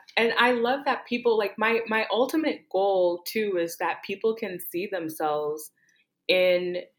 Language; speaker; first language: English; early bilingual, other home language; Haitian Creole